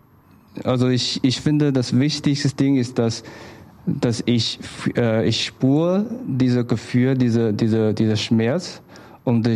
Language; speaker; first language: German; non-native, learner; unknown